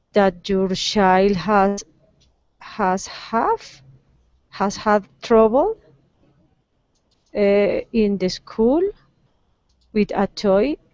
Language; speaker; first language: English; non-native, learner; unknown